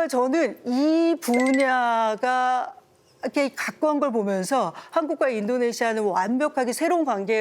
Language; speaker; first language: Korean; native; Korean